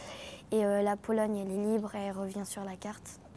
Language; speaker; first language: French; early bilingual, other home language; Polish